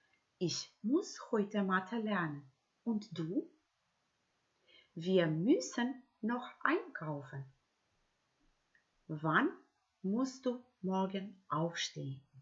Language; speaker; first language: German; non-native, fluent; Macedonian